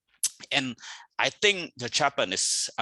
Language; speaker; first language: English; non-native, fluent; Vietnamese